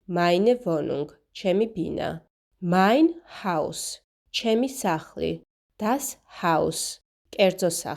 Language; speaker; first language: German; non-native, fluent; Georgian